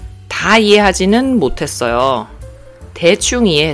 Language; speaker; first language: Korean; non-native, learner; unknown